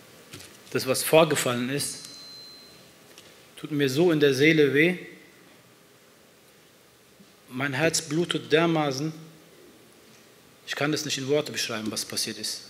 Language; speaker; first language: German; early bilingual, other home language; Turkish